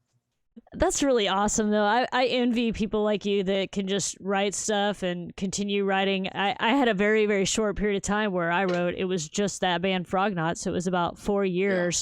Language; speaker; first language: English; native; English